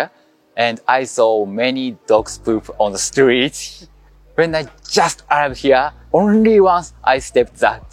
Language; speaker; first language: English; non-native, learner; Japanese